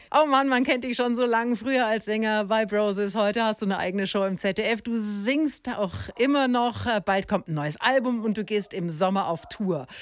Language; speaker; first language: German; native; German